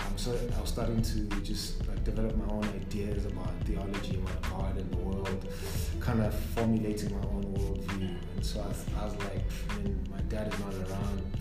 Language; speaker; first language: English; non-native, local second language; Zulu